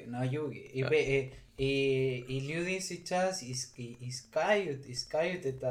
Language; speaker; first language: Russian; non-native, learner; Spanish